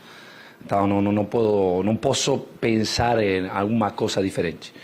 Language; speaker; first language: Portuguese; non-native, fluent; Spanish